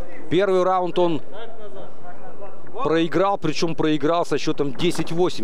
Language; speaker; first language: Russian; native; Russian